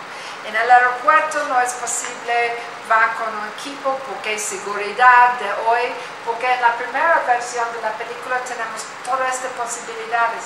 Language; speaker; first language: Spanish; non-native, learner; English